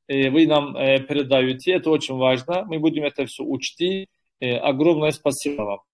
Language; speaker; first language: Russian; non-native, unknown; Turkish